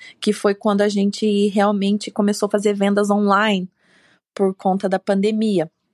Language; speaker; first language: Portuguese; native; Portuguese